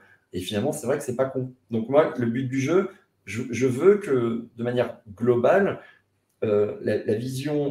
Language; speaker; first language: French; native; French